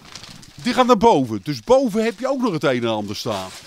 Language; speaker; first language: Dutch; native; Dutch